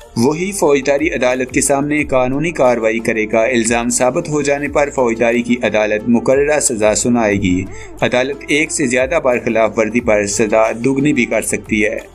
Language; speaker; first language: Urdu; native; Urdu